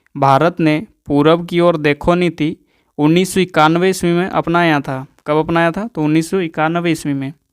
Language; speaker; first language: Hindi; native; Hindi